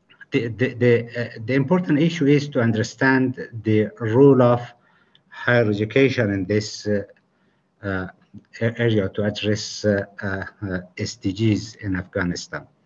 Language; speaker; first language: English; non-native, fluent; Persian